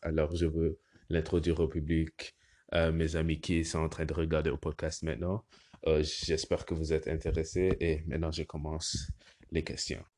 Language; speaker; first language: French; non-native, learner; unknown